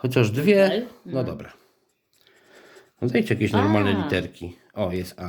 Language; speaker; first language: Polish; native; Polish